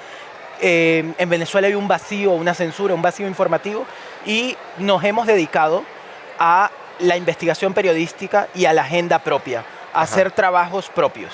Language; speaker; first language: Spanish; native; Spanish